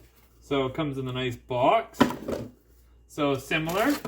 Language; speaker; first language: English; native; English